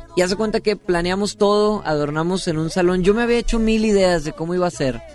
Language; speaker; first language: Spanish; native; Spanish